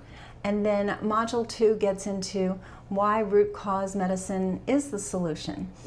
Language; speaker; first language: English; native; English